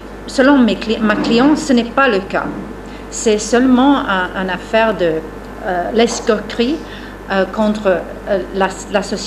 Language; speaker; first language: French; non-native, fluent; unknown